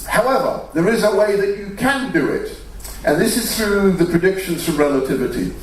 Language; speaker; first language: English; native; English